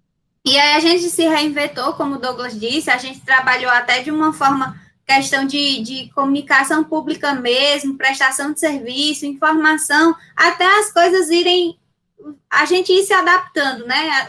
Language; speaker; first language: Portuguese; native; Portuguese